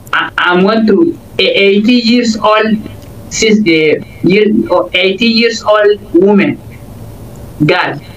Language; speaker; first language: English; non-native, learner; Oromo